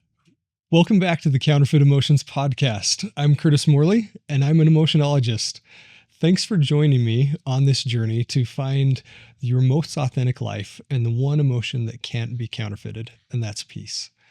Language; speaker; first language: English; native; English